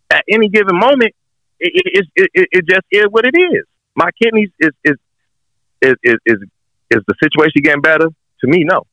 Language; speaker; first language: English; native; English